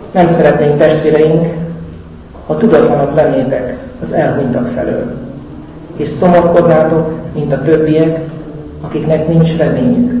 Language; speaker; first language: Hungarian; native; Hungarian